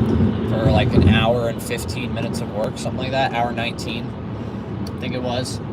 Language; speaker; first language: English; native; English